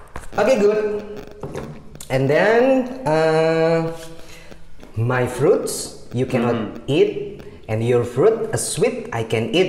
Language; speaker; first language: English; non-native, learner; Indonesian